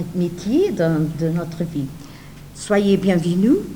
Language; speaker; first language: French; non-native, learner; Portuguese